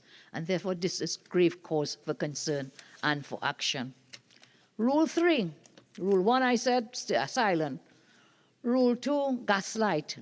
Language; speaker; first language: English; native; English